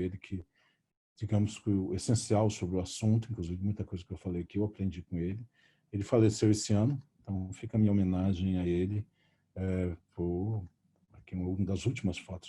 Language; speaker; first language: Portuguese; native; Portuguese